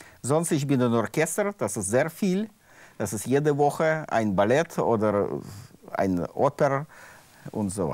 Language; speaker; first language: German; non-native, learner; Russian